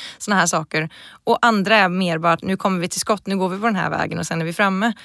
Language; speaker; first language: Swedish; native; Swedish